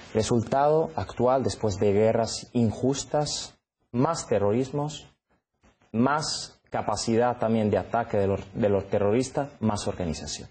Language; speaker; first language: Spanish; non-native, fluent; Italian